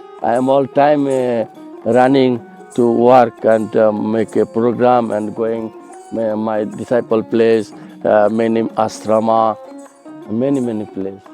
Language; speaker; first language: English; non-native, learner; Bangla